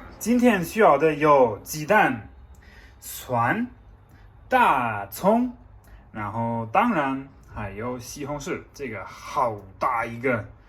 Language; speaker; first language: Chinese; non-native, fluent; German